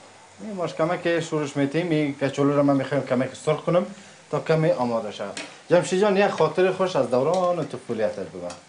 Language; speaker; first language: Persian; native; Persian